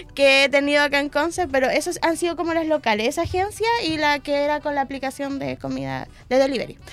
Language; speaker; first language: Spanish; native; Spanish